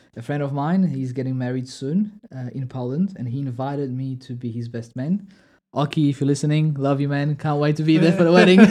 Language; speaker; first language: English; non-native, fluent; Polish